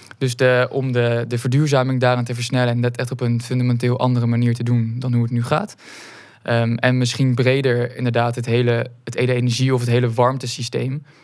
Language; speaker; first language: Dutch; native; Dutch